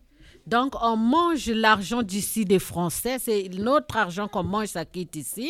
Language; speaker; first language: French; non-native, local second language; Lingala